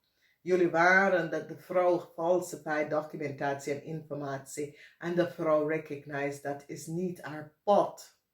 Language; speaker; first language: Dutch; non-native, fluent; English